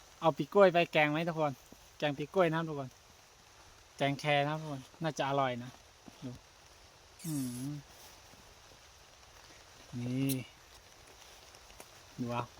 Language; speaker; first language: Thai; non-native, local second language; Shan